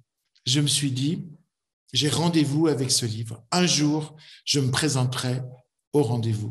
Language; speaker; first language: French; native; French